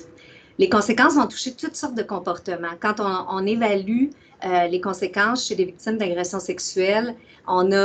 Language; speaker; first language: French; native; French